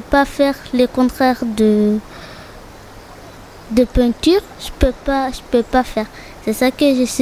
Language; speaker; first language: French; non-native, learner; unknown